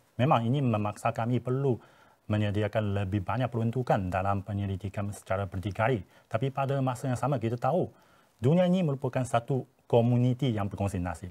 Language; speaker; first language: Malay; non-native, fluent; Chinese